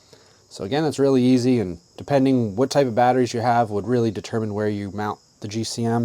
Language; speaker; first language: English; native; English